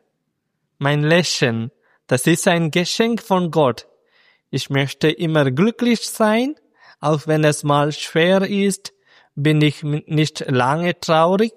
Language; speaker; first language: German; non-native, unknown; Malayalam